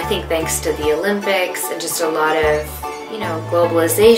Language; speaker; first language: English; early bilingual, other home language; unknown